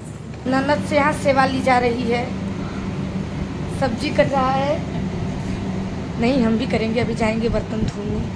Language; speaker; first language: Hindi; native; Hindi